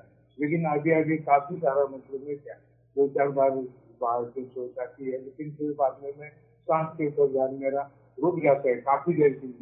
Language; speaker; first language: Hindi; non-native, local second language; Marathi